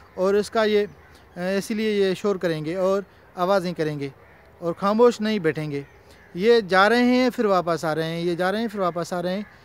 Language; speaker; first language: Urdu; non-native, local second language; Sindhi